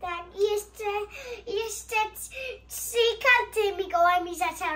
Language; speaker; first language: Polish; early bilingual, heritage; Polish